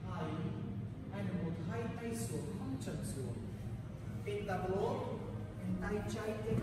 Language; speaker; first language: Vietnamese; non-native, learner; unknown